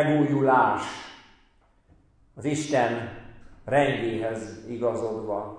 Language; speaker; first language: Hungarian; native; Hungarian